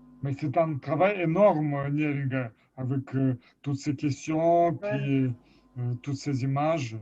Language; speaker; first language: French; non-native, fluent; Lithuanian